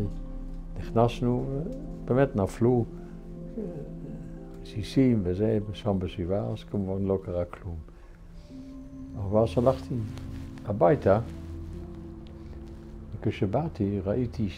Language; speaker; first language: Hebrew; non-native, fluent; Dutch